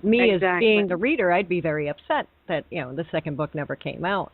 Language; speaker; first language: English; native; English